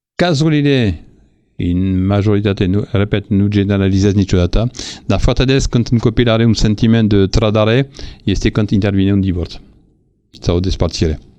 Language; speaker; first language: Romanian; non-native, fluent; French